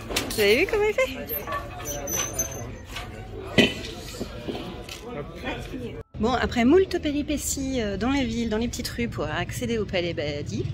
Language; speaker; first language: French; native; French